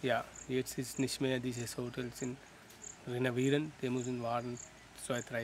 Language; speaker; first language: German; non-native, learner; Sinhala